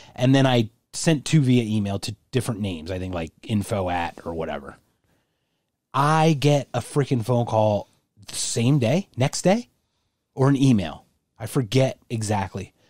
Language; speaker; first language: English; native; English